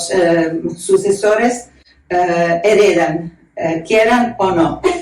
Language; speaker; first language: Spanish; non-native, fluent; Croatian